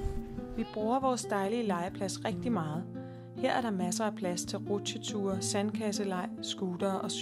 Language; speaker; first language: Danish; native; Danish